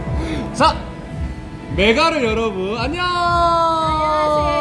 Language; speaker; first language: Korean; native; Korean